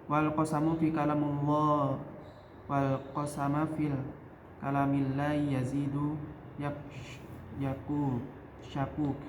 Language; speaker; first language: Arabic; non-native, learner; Indonesian